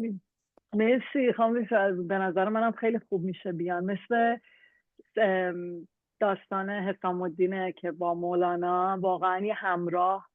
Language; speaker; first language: Persian; native; Persian